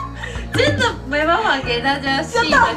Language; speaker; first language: Chinese; non-native, fluent; Japanese